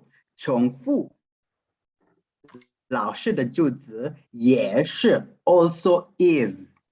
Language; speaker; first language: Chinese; non-native, fluent; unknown